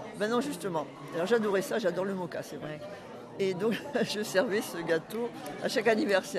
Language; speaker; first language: French; native; French